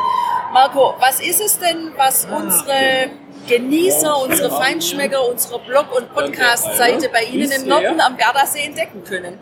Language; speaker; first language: German; native; German